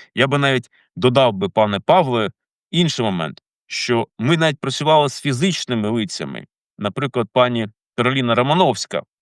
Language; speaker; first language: Ukrainian; native; Ukrainian